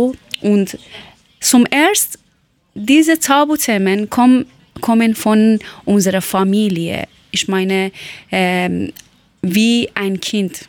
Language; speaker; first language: German; non-native, learner; Persian